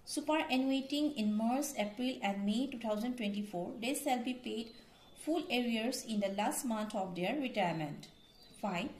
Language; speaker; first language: English; non-native, local second language; Assamese